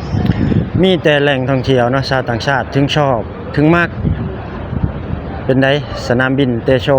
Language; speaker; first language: Thai; non-native, local second language; Lao